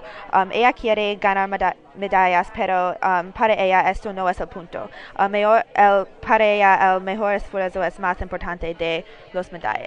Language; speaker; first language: Spanish; non-native, learner; English